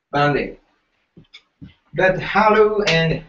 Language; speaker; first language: English; non-native, learner; Japanese